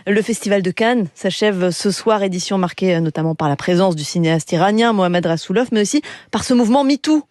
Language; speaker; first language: French; native; French